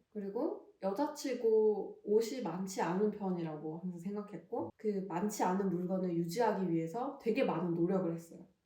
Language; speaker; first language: Korean; native; Korean